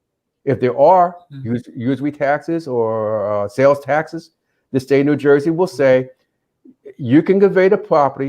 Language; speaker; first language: English; native; English